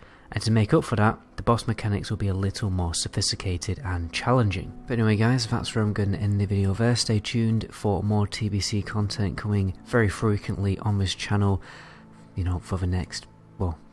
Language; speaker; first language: English; native; English